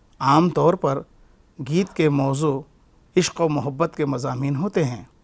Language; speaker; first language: Urdu; native; Urdu